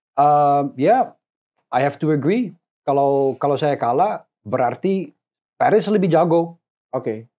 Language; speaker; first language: Indonesian; non-native, fluent; English